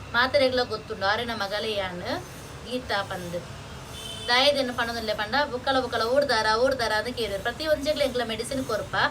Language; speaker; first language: Kannada; non-native, local second language; Tulu